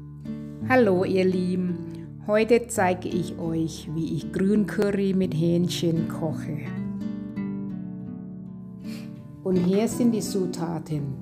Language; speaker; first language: German; non-native, fluent; Thai